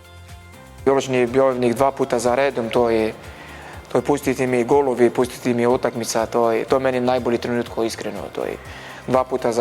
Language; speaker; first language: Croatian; non-native, learner; Arabic